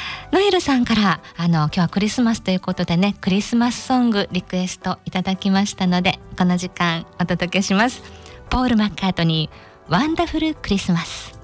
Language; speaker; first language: Japanese; native; Japanese